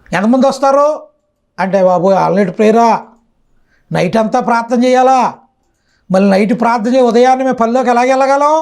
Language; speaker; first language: Telugu; native; Telugu